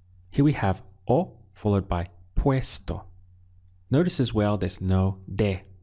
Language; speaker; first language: English; native; English